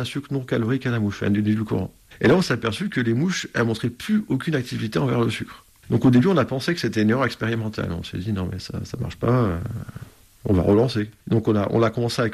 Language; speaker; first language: French; native; French